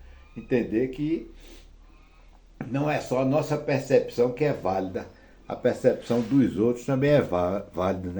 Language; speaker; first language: Portuguese; native; Portuguese